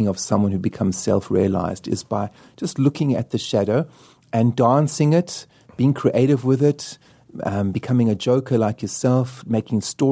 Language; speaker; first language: English; native; English